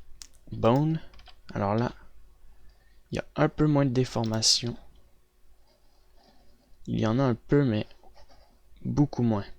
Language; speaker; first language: French; native; French